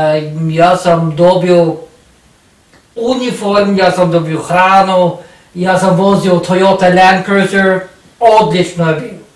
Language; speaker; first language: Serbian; non-native, learner; Norwegian